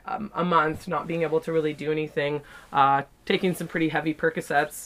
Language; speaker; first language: English; native; English